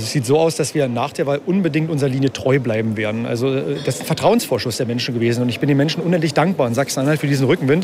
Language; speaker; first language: German; native; German